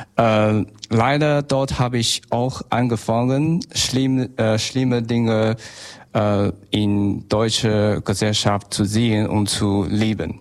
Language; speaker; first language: German; non-native, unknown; Chinese